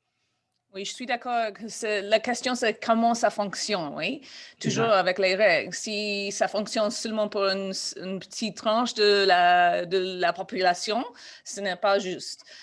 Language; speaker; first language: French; non-native, fluent; English